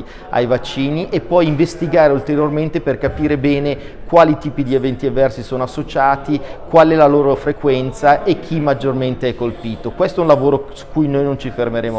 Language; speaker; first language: Italian; native; Italian